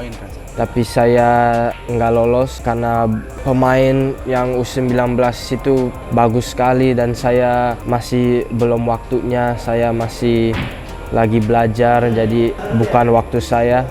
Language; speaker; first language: Indonesian; early bilingual, heritage; English